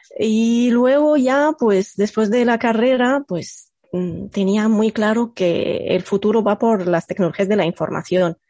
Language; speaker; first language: Spanish; non-native, fluent; Arabic